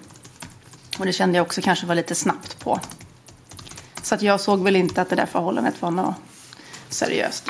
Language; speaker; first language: Swedish; native; Swedish